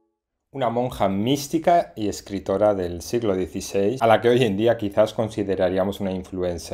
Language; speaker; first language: Spanish; native; Spanish